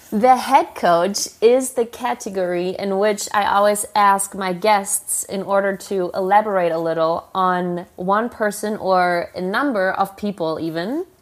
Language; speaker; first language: English; non-native, fluent; German